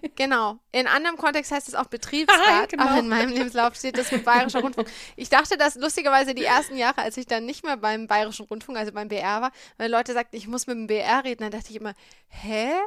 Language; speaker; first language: German; native; German